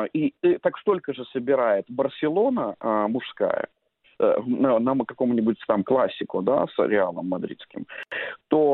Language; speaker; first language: Russian; native; Russian